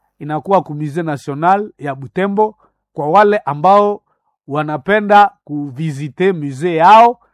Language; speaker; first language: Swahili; non-native, local second language; Nande